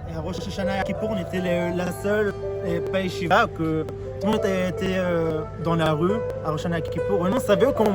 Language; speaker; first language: French; early bilingual, heritage; French